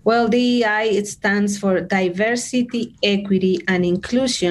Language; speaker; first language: English; non-native, fluent; Spanish